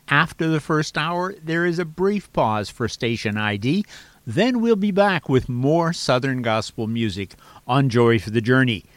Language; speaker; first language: English; native; English